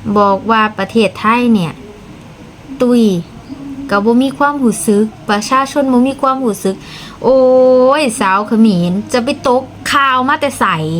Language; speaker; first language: Thai; non-native, local second language; Lao